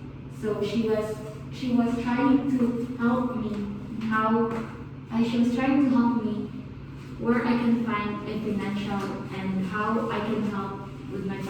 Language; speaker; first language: English; non-native, learner; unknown